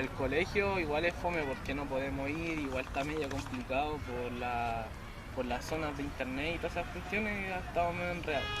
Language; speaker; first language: Spanish; native; Spanish